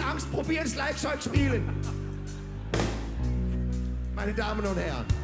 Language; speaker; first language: German; non-native, learner; Danish